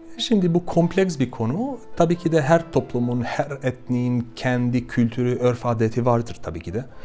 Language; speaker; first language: Turkish; non-native, fluent; Albanian